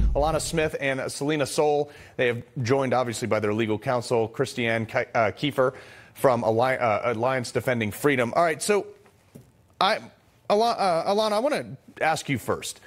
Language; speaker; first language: English; native; English